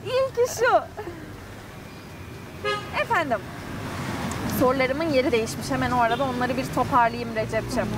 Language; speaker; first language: Turkish; native; Turkish